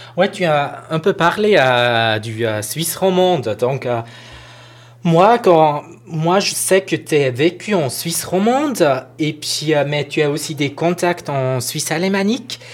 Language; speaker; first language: French; non-native, local second language; Swiss German